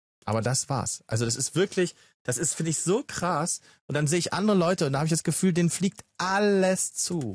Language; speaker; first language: German; native; German